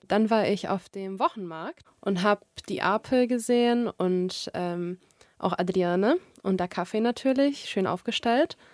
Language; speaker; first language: German; early bilingual, other home language; Portuguese